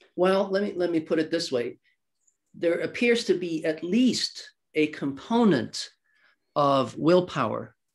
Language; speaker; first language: English; early bilingual, other home language; Swedish